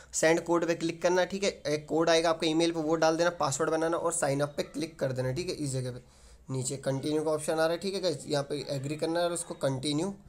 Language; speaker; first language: Hindi; native; Hindi